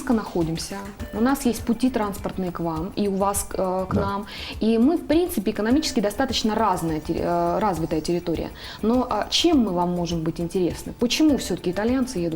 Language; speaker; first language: Russian; native; Russian